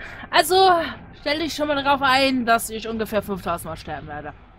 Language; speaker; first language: German; native; German